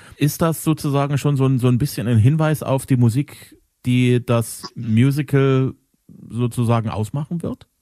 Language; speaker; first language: German; native; German